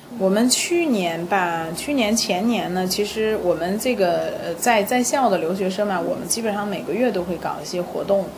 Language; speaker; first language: Chinese; native; Chinese